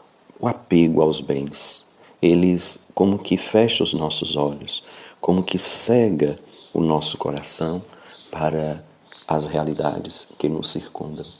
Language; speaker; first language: Portuguese; native; Portuguese